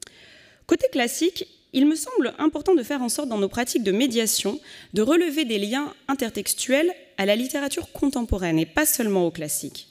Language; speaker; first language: French; native; French